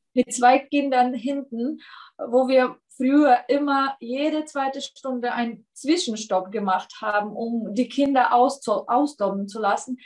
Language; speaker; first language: German; non-native, fluent; Russian